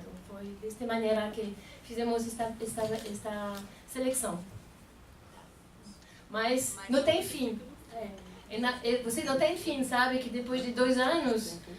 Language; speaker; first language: Portuguese; non-native, fluent; French